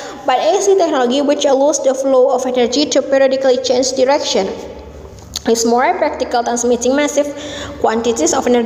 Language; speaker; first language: English; non-native, fluent; Indonesian